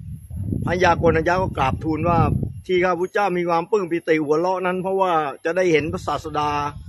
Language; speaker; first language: Thai; native; Thai